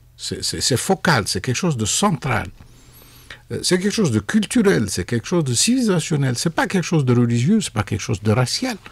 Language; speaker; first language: French; non-native, local second language; Arabic